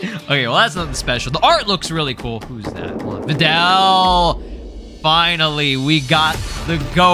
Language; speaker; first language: English; native; English